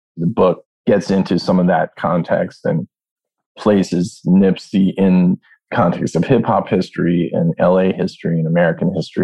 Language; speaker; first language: English; native; English